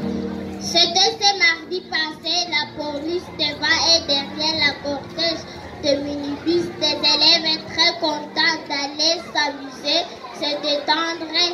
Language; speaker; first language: French; non-native, learner; Kinyarwanda